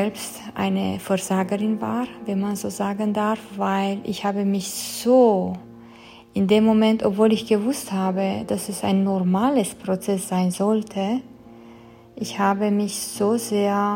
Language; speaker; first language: German; non-native, fluent; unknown